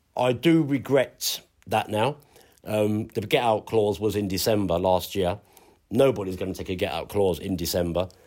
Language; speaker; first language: English; native; English